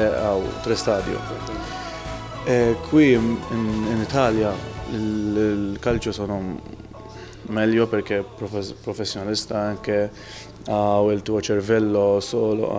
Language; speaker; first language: Italian; non-native, learner; Maltese